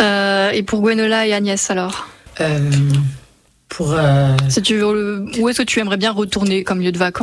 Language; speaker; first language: French; native; French